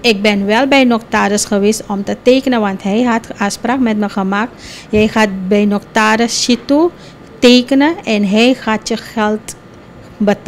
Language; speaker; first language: Dutch; non-native, local second language; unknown